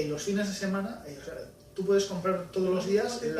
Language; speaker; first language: Spanish; native; Spanish